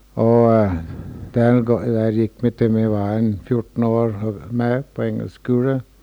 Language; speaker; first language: Norwegian; early bilingual, heritage; Norwegian